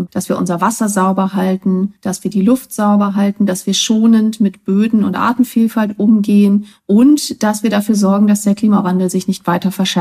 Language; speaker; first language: German; native; German